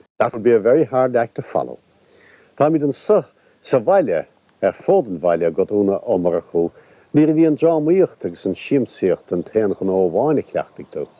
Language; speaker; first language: Irish; native; Irish